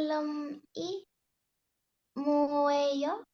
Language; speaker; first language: Korean; non-native, learner; Spanish